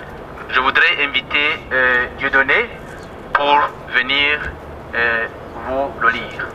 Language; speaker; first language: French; non-native, local second language; Kinyarwanda